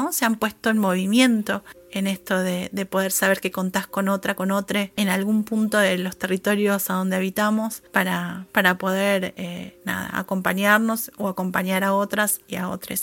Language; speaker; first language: Spanish; native; Spanish